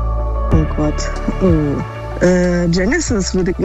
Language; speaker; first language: German; native; German